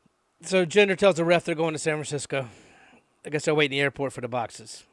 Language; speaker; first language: English; native; English